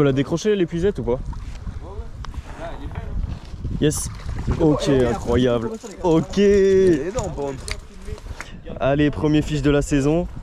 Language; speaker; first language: French; native; French